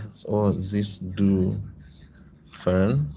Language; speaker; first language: German; non-native, learner; Indonesian